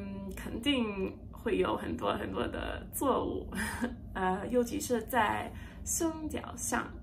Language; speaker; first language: Chinese; non-native, learner; English